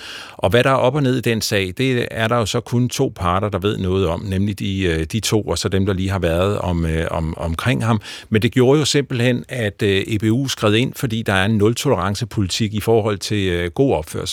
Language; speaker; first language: Danish; native; Danish